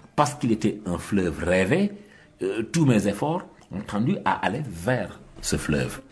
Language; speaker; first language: French; non-native, local second language; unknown